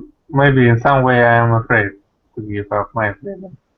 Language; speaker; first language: English; non-native, learner; Russian